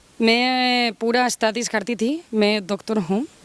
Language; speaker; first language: Hindi; non-native, learner; Spanish